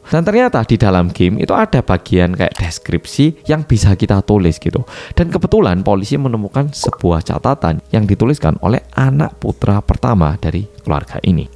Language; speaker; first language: Indonesian; non-native, fluent; Korean